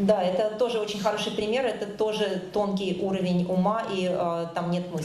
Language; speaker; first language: Russian; native; Russian